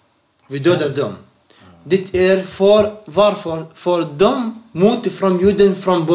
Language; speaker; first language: Swedish; non-native, learner; Arabic